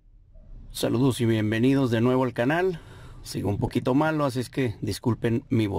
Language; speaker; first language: Spanish; native; Spanish